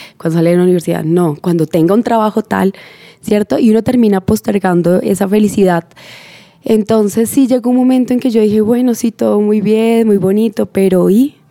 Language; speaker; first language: Spanish; native; Spanish